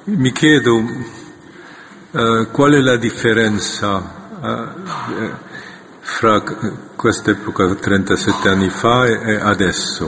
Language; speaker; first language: Italian; non-native, fluent; Korean